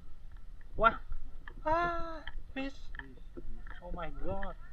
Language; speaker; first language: English; non-native, learner; Vietnamese